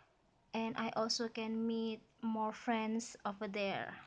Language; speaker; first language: English; non-native, learner; Indonesian